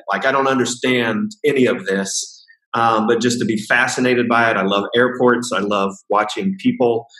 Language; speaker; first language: English; native; English